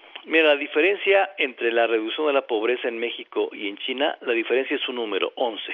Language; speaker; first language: Spanish; native; Spanish